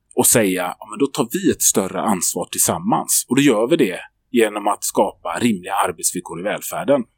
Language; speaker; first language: Swedish; native; Swedish